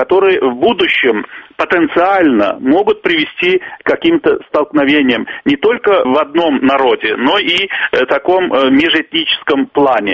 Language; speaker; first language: Russian; native; Russian